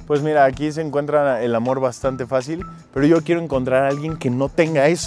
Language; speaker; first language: Spanish; native; Spanish